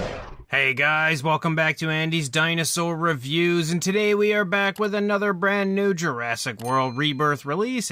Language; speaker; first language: English; native; English